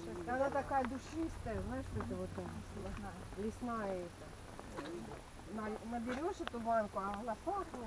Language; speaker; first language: Russian; native; Russian